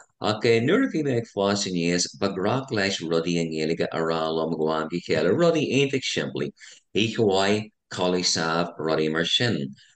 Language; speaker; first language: Irish; non-native, local second language; English